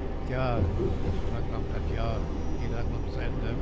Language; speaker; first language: German; native; German